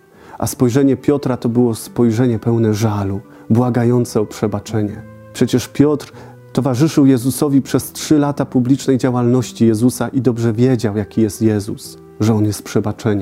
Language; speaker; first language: Polish; native; Polish